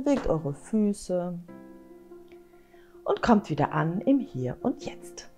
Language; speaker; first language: German; native; German